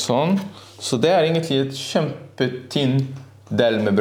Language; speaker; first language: Norwegian; non-native, learner; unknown